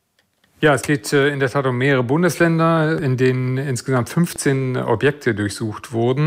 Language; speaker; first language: German; native; German